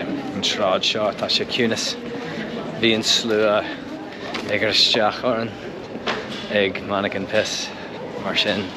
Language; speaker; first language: Irish; non-native, local second language; English